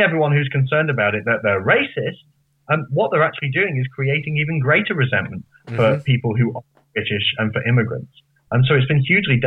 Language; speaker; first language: English; native; English